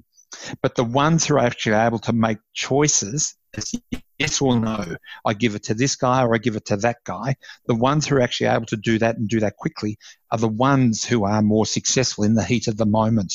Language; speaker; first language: English; native; English